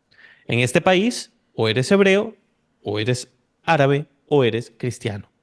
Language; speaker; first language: Spanish; native; Spanish